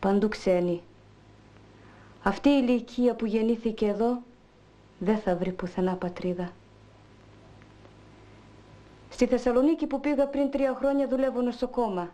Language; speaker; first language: Greek; early bilingual, heritage; Greek